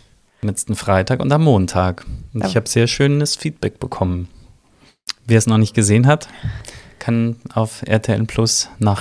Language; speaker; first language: German; native; German